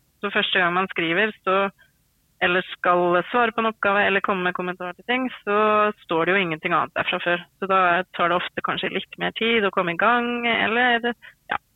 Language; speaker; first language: Norwegian; native; Norwegian